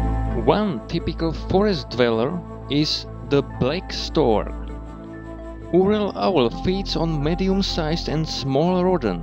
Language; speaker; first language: English; non-native, fluent; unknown